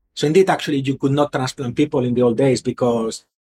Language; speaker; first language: English; non-native, fluent; Spanish